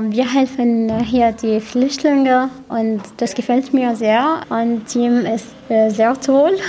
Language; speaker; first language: German; non-native, fluent; Arabic